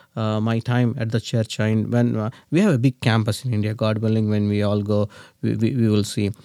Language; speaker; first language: English; non-native, local second language; Telugu